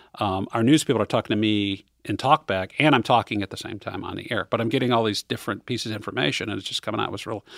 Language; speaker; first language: English; native; English